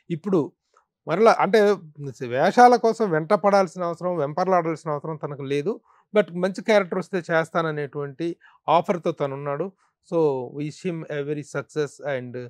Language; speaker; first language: Telugu; native; Telugu